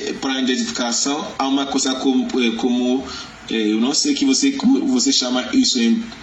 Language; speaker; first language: Portuguese; non-native, learner; Yoruba